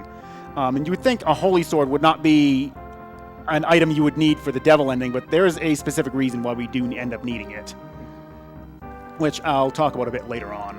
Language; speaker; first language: English; native; English